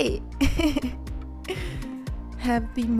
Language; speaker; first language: English; non-native, fluent; Danish